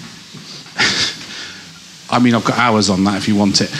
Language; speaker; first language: English; native; English